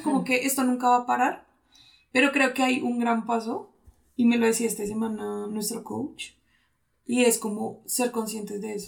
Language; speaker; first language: Spanish; native; Spanish